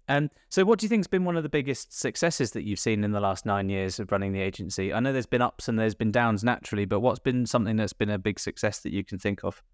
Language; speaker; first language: English; native; English